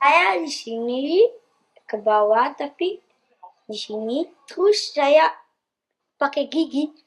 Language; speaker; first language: Indonesian; early bilingual, heritage; Dutch